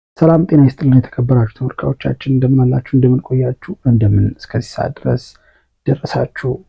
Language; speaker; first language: Amharic; native; Amharic